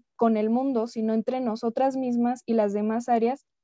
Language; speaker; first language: Spanish; native; Spanish